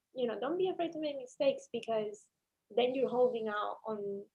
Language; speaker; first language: English; non-native, fluent; Spanish